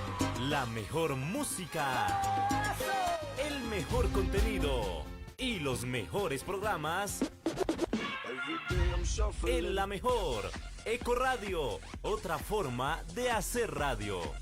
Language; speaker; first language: Spanish; native; Spanish